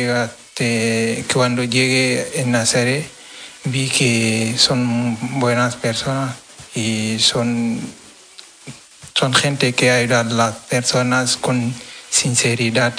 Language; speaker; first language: Spanish; non-native, learner; Wolof